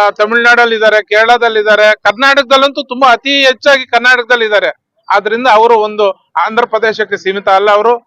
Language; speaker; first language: Kannada; non-native, local second language; Telugu